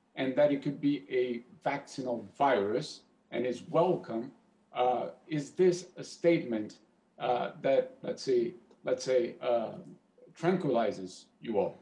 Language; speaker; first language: English; non-native, fluent; Portuguese